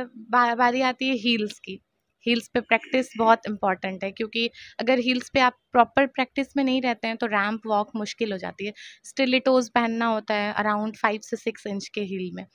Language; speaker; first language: Hindi; native; Hindi